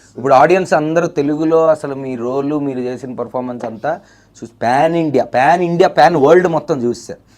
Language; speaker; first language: Telugu; native; Telugu